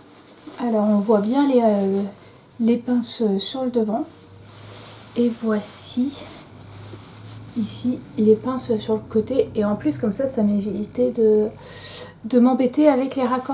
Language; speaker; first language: French; native; French